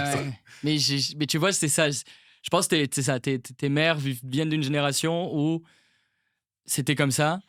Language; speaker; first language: French; non-native, local second language; Arabic